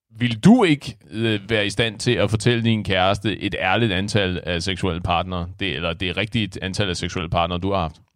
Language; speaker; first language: Danish; native; Danish